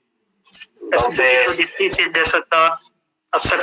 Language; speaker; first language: Spanish; non-native, fluent; Italian